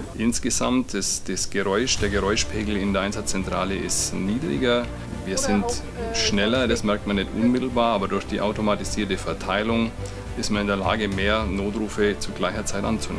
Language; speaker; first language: German; native; German